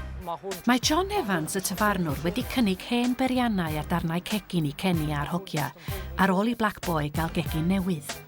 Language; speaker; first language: Welsh; native; Welsh